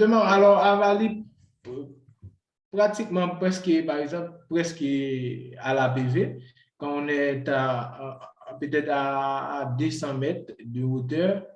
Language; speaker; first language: French; non-native, local second language; Haitian Creole